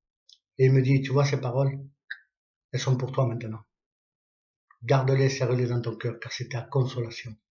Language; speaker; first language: French; native; French